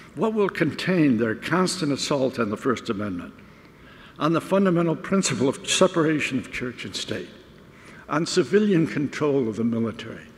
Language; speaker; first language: English; native; English